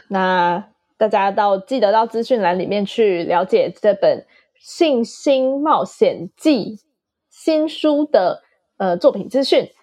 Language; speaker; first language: Chinese; native; Chinese